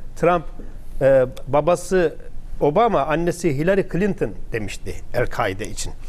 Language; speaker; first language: Turkish; native; Turkish